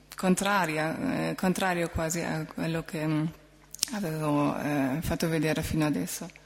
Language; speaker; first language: Italian; non-native, fluent; German